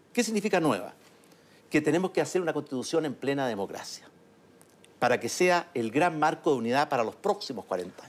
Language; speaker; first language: Spanish; native; Spanish